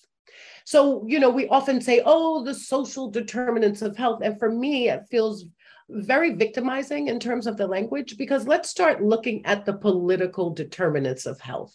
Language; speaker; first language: English; native; English